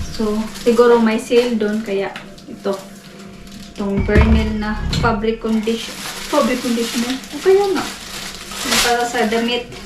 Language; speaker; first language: Filipino; non-native, local second language; Cebuano